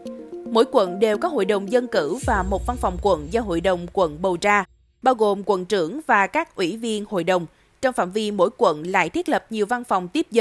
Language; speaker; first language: Vietnamese; native; Vietnamese